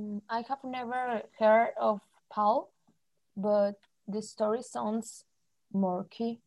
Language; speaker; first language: English; non-native, learner; Spanish